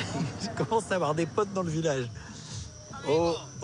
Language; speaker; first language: French; native; French